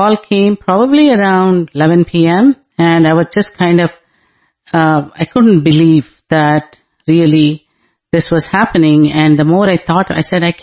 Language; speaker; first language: English; non-native, local second language; Telugu